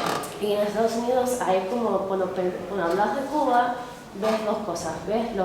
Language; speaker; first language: Spanish; non-native, fluent; English